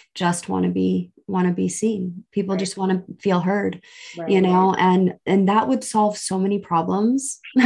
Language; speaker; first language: English; early bilingual, other home language; Filipino